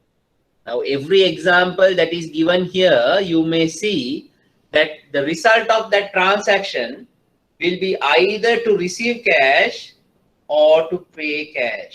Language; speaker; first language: English; non-native, local second language; Sinhala